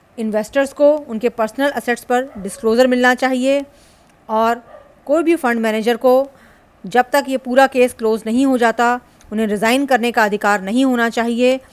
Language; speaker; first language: Hindi; native; Hindi